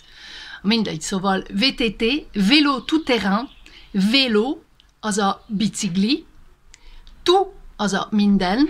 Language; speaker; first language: Hungarian; early bilingual, heritage; Hungarian